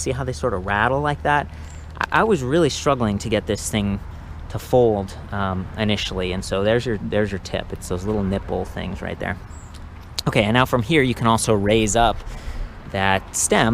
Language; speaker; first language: English; native; English